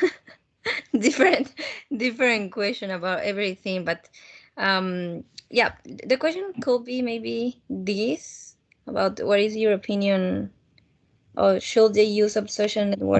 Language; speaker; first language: English; non-native, fluent; Spanish